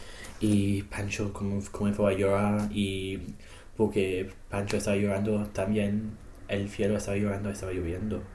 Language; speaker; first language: Spanish; non-native, learner; English